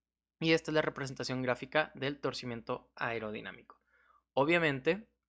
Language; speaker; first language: Spanish; native; Spanish